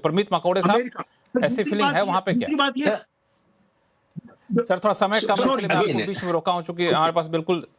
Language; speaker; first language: Hindi; native; Hindi